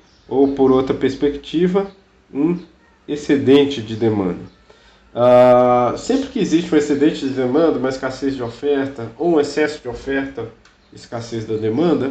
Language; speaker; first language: Portuguese; native; Portuguese